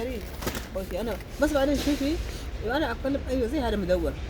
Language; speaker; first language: Arabic; native; Arabic